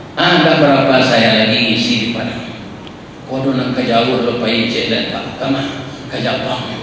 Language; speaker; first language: Malay; non-native, local second language; Minangkabau